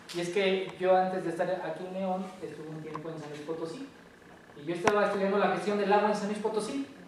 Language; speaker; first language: Spanish; native; Spanish